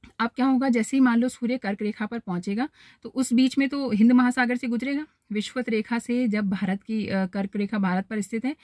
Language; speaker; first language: Hindi; native; Hindi